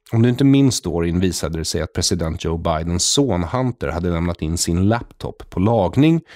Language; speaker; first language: Swedish; native; Swedish